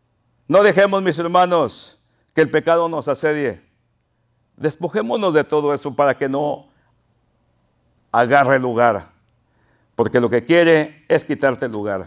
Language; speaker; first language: Spanish; native; Spanish